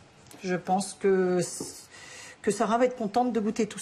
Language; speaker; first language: French; native; French